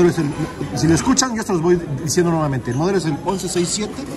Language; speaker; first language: Spanish; native; Spanish